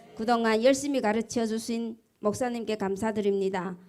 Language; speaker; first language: Korean; early bilingual, heritage; Korean